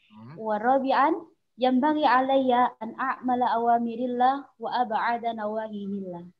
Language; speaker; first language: Arabic; non-native, learner; Indonesian